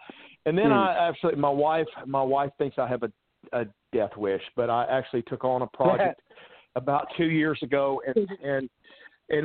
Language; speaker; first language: English; native; English